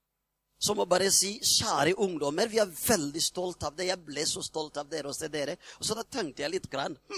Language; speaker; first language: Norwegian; non-native, fluent; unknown